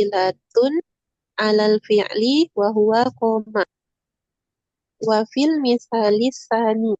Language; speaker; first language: Arabic; non-native, learner; Indonesian